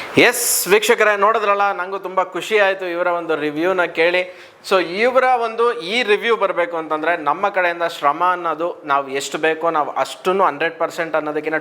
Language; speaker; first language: Kannada; native; Kannada